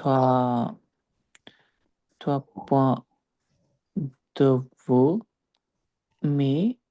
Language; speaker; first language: French; non-native, learner; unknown